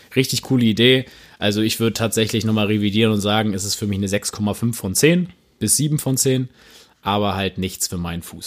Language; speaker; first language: German; native; German